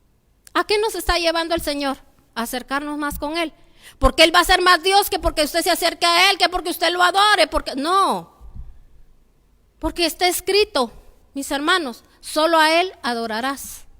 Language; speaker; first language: Spanish; native; Spanish